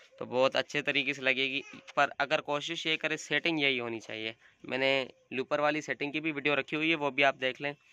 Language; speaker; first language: Urdu; non-native, local second language; Sindhi